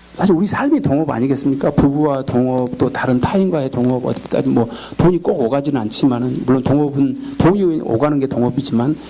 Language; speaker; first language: Korean; native; Korean